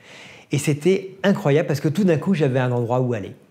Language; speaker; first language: French; native; French